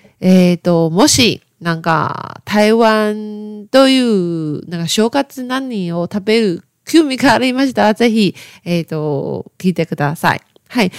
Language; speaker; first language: Japanese; non-native, learner; Chinese